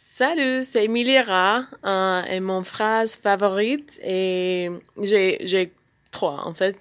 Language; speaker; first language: French; non-native, learner; English